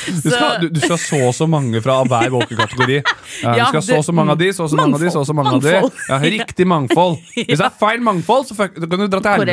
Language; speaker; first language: Norwegian; native; Norwegian